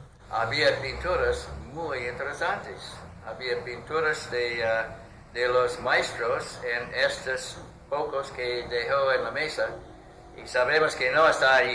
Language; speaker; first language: Spanish; non-native, learner; English